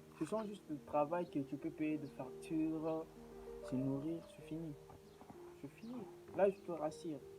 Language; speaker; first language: French; non-native, local second language; Lingala